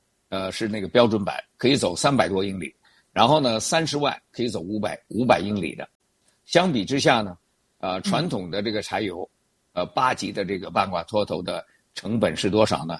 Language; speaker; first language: Chinese; native; Chinese